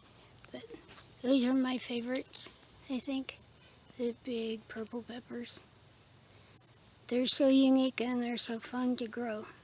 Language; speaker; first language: English; native; English